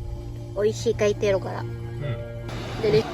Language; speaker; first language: Japanese; non-native, learner; Filipino